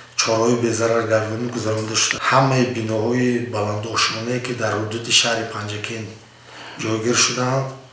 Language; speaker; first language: Tajik; native; Tajik